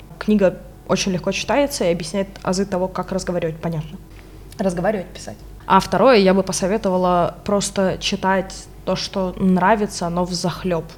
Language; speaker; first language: Russian; non-native, local second language; Ukrainian